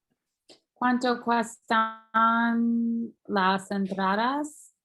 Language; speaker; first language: Spanish; non-native, learner; English